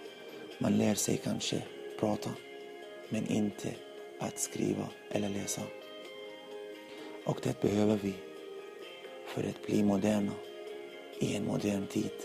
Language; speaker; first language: Swedish; non-native, learner; Arabic